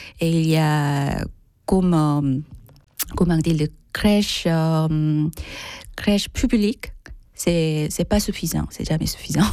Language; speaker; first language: French; non-native, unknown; Korean